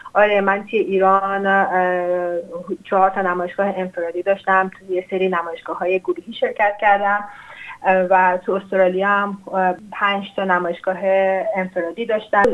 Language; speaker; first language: Persian; non-native, local second language; Azerbaijani